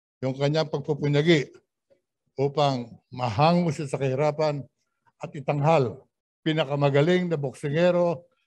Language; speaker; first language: Filipino; native; Filipino